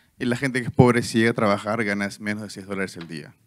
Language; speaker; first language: Spanish; native; Spanish